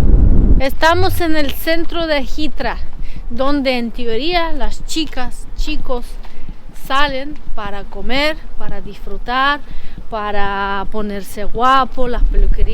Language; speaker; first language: Spanish; non-native, fluent; Russian